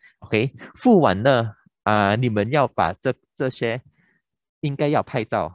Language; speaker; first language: Chinese; non-native, local second language; Filipino